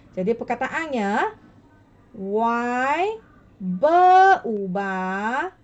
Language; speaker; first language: Malay; non-native, local second language; Chinese